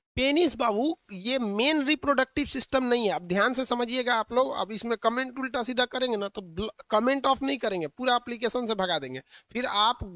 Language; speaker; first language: Hindi; native; Hindi